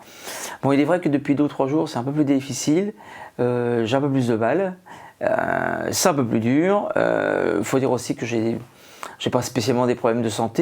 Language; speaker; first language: French; native; French